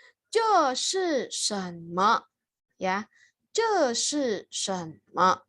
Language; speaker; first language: Chinese; non-native, fluent; Indonesian